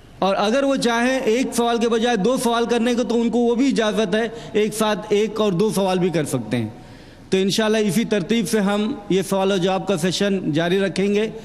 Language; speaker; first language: Urdu; native; Urdu